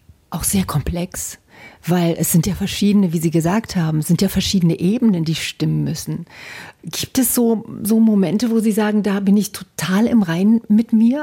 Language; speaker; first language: German; native; German